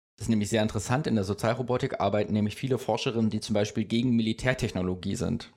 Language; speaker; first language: German; native; German